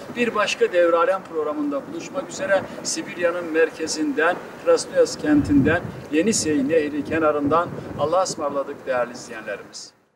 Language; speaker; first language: Turkish; native; Turkish